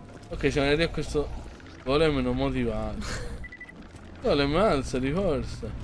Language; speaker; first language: Italian; native; Italian